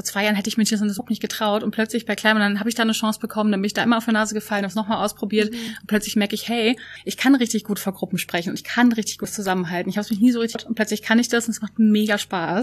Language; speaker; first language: German; native; German